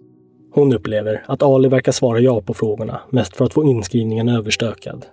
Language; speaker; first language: Swedish; native; Swedish